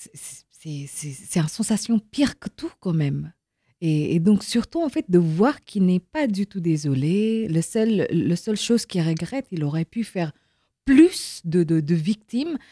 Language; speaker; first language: French; non-native, fluent; Indonesian